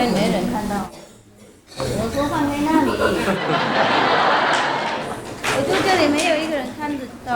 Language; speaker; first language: Chinese; non-native, fluent; Vietnamese